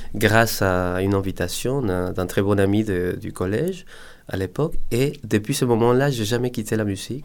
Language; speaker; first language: French; non-native, fluent; Spanish